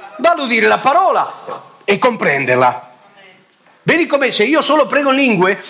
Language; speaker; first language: Italian; non-native, fluent; Spanish